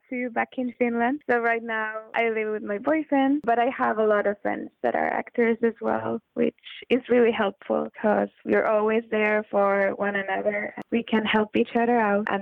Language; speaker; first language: English; non-native, fluent; Finnish